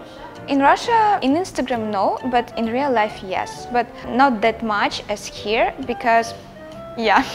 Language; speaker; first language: English; non-native, fluent; Russian